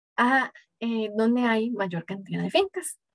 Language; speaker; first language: Spanish; native; Spanish